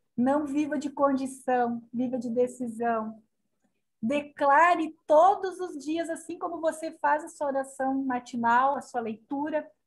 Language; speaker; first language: Portuguese; native; Portuguese